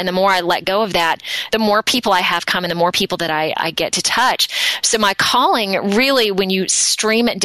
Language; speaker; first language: English; native; English